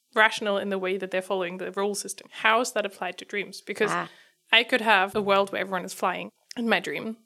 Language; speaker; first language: English; non-native, fluent; German